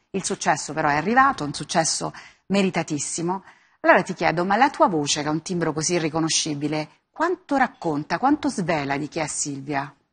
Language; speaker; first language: Italian; native; Italian